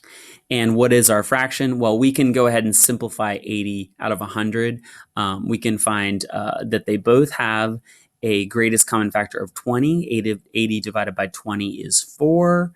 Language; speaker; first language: English; native; English